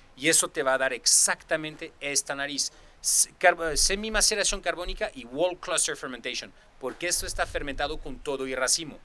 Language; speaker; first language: Spanish; non-native, fluent; French